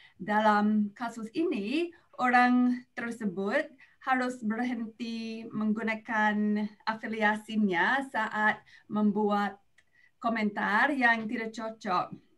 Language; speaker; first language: Indonesian; non-native, fluent; English